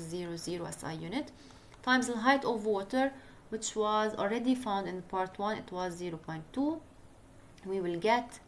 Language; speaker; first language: English; non-native, local second language; Arabic